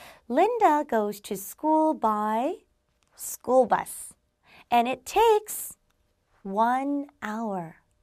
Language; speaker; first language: English; non-native, fluent; Korean